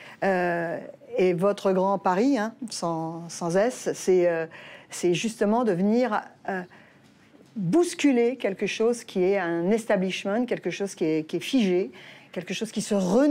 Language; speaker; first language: French; native; French